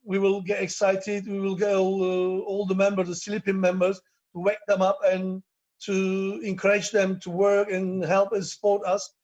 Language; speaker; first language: English; non-native, learner; Turkish